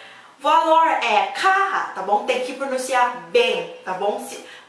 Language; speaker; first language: Portuguese; non-native, learner; Thai